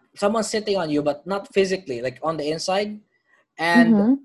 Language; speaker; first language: English; non-native, local second language; Filipino